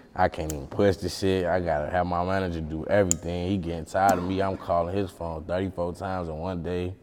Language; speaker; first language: English; native; English